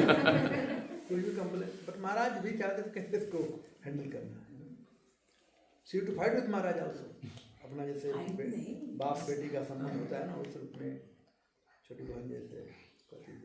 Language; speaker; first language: Hindi; native; Hindi